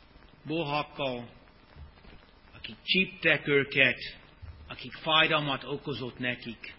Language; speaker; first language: Hungarian; non-native, fluent; English